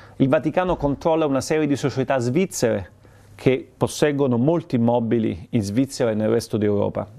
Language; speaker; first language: Italian; native; Italian